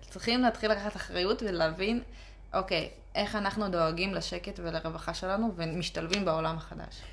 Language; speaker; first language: Hebrew; early bilingual, other home language; Russian